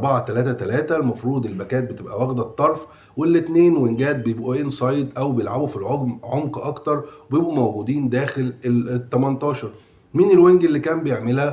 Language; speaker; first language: Arabic; native; Arabic